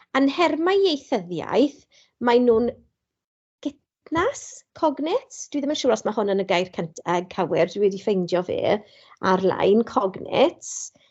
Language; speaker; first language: Welsh; non-native, local second language; English